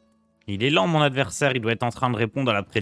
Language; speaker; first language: French; native; French